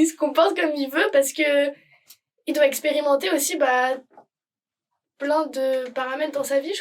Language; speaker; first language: French; native; French